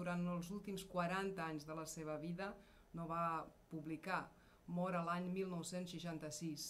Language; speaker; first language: Catalan; non-native, fluent; Serbian